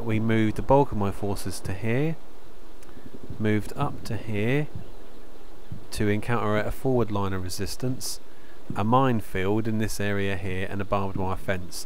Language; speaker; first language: English; native; English